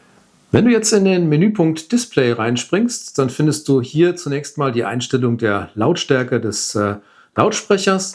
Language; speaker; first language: German; native; German